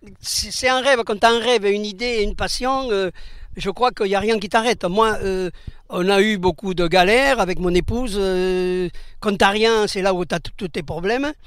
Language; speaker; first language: French; early bilingual, other home language; Spanish